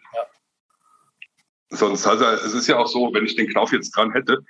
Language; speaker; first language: German; native; German